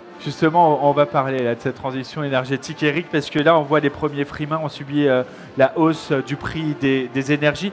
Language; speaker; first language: French; native; French